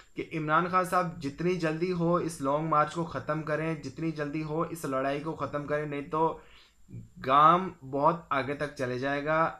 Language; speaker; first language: Urdu; non-native, local second language; Punjabi